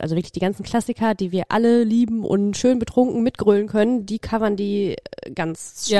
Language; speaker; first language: German; native; German